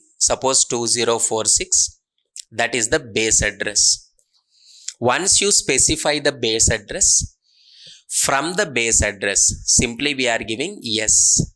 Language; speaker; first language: English; non-native, local second language; Telugu